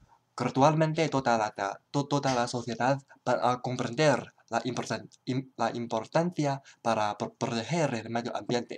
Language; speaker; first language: Spanish; non-native, learner; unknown